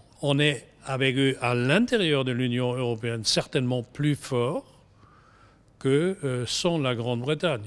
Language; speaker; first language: French; non-native, fluent; German